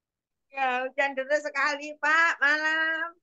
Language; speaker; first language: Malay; non-native, local second language; Javanese